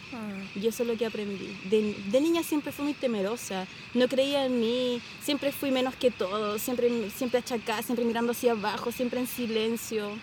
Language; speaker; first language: Spanish; native; Spanish